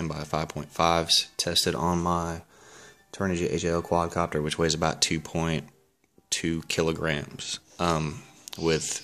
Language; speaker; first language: English; native; English